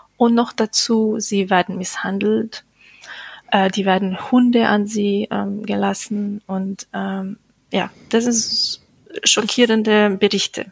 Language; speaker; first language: German; non-native, fluent; Bosnian